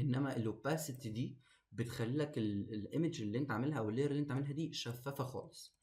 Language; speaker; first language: Arabic; native; Arabic